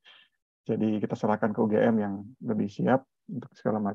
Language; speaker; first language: Indonesian; native; Indonesian